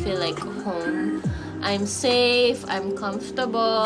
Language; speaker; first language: English; non-native, local second language; Filipino